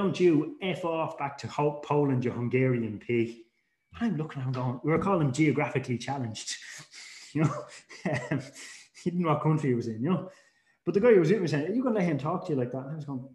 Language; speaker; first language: English; native; English